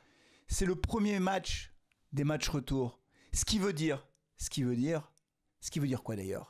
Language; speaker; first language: French; native; French